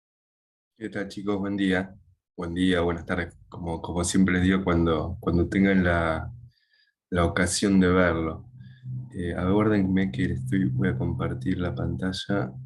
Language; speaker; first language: Spanish; native; Spanish